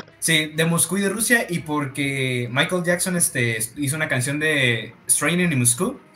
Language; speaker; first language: Spanish; native; Spanish